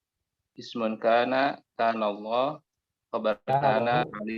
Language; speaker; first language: Arabic; non-native, learner; Sundanese